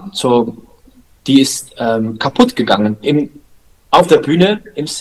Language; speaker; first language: German; non-native, learner; Dutch